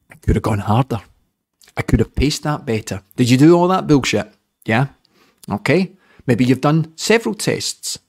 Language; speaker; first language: English; native; English